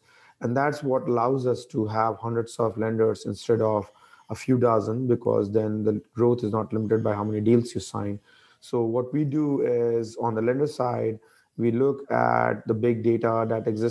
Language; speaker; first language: English; non-native, local second language; Hindi